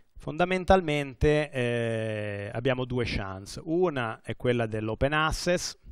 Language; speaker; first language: Italian; native; Italian